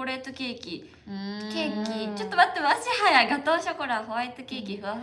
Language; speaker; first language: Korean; non-native, fluent; Japanese